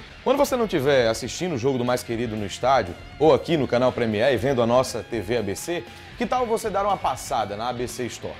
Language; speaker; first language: Portuguese; native; Portuguese